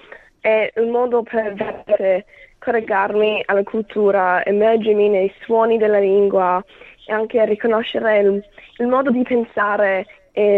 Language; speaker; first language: Italian; early bilingual, heritage; English